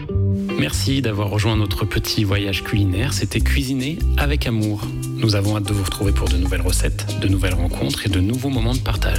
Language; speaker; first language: French; native; French